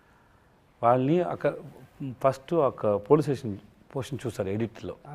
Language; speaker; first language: Telugu; non-native, learner; Tamil